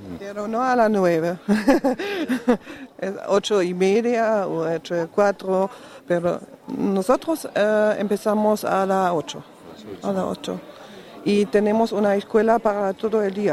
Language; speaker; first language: Spanish; non-native, learner; German